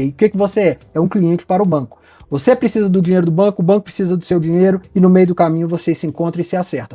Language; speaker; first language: Portuguese; native; Portuguese